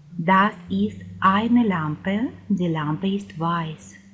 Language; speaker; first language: German; non-native, fluent; Ukrainian